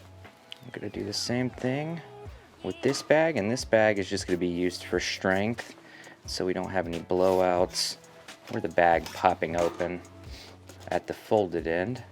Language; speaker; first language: English; native; English